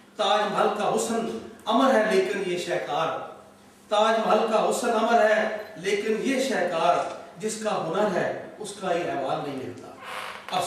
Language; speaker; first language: Urdu; non-native, local second language; Punjabi